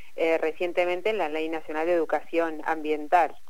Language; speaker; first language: Spanish; native; Spanish